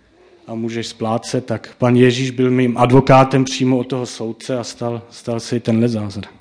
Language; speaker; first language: Czech; non-native, fluent; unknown